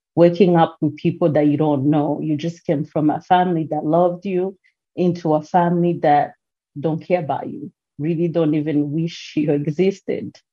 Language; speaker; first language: English; non-native, local second language; Kinyarwanda